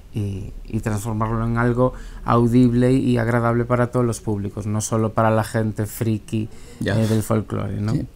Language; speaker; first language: Spanish; native; Spanish